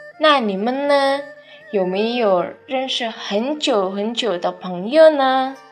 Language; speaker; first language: Chinese; non-native, fluent; Indonesian